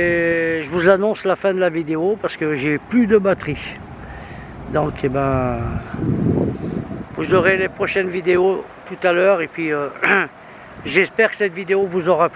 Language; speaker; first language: French; native; French